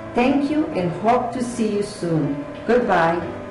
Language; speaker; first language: English; early bilingual, other home language; Spanish